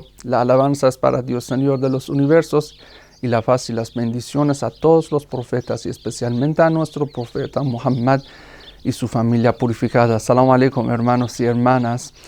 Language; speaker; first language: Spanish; non-native, fluent; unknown